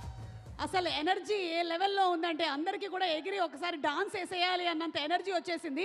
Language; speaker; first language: Telugu; native; Telugu